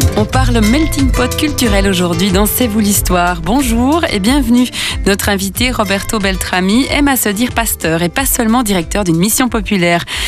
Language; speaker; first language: French; native; French